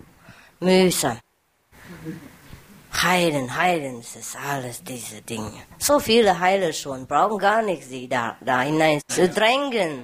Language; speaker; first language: German; non-native, learner; Vietnamese